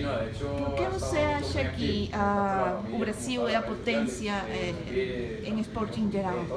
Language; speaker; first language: Portuguese; non-native, learner; Spanish